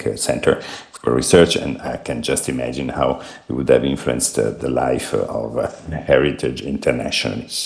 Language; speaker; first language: English; non-native, fluent; Italian